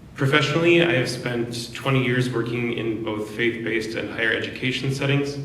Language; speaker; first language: English; native; English